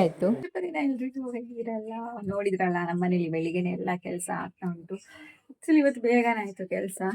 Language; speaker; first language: Kannada; native; Kannada